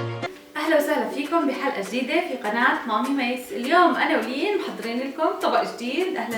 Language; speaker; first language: Arabic; native; Arabic